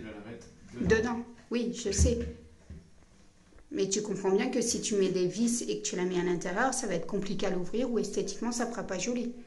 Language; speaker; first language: French; native; French